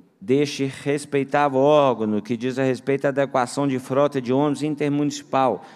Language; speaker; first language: Portuguese; native; Portuguese